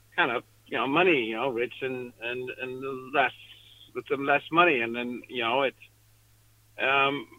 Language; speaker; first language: English; non-native, fluent; Icelandic